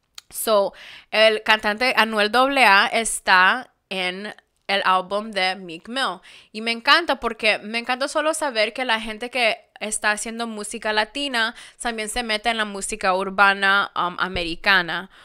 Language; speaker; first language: Spanish; early bilingual, heritage; Spanish